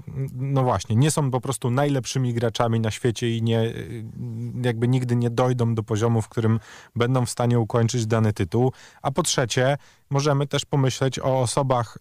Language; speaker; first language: Polish; native; Polish